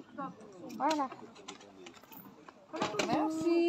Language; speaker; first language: French; native; French